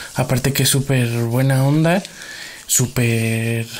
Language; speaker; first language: Spanish; native; Spanish